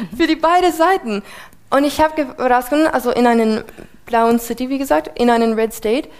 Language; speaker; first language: German; non-native, fluent; English